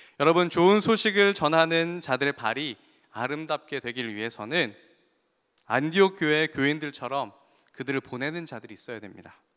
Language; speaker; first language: Korean; native; Korean